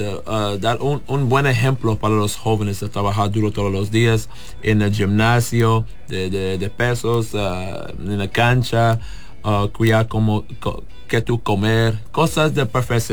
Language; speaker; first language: Spanish; non-native, learner; English